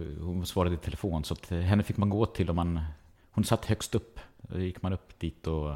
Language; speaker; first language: Swedish; early bilingual, other home language; Estonian